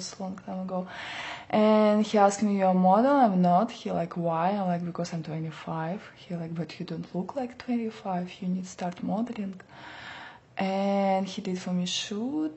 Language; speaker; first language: English; non-native, learner; Russian